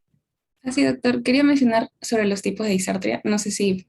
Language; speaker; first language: Spanish; native; Spanish